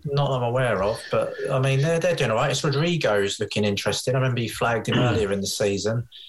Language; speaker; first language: English; native; English